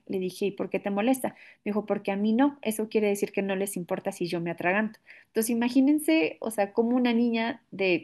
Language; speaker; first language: Spanish; native; Spanish